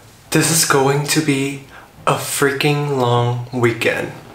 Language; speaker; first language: English; non-native, fluent; Vietnamese